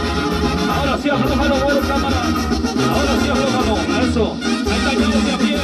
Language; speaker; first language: Spanish; native; Spanish